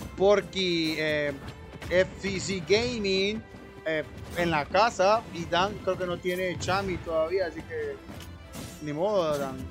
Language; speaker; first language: Spanish; native; Spanish